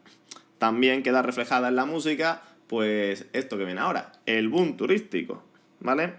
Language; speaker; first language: Spanish; native; Spanish